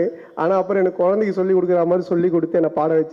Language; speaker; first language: Tamil; native; Tamil